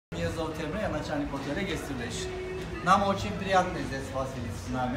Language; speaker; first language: Russian; non-native, learner; Turkish